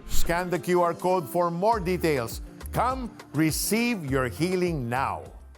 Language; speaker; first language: English; non-native, local second language; Filipino